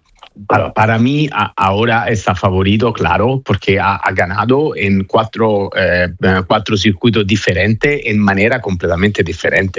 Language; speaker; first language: Spanish; non-native, fluent; Italian